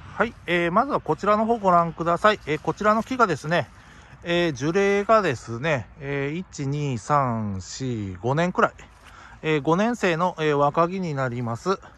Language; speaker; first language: Japanese; native; Japanese